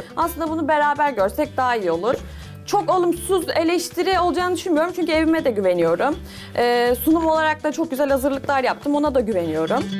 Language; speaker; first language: Turkish; native; Turkish